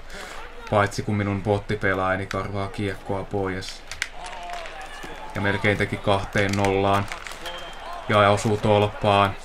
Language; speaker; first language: Finnish; native; Finnish